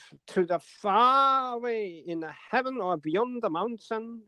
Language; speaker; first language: English; non-native, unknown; Japanese